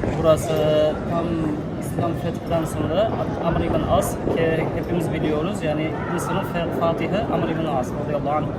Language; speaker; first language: Turkish; non-native, learner; Uzbek